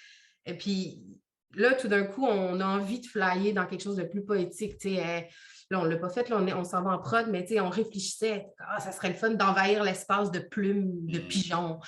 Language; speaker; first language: French; native; French